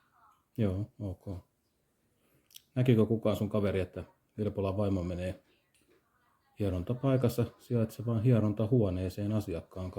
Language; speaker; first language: Finnish; native; Finnish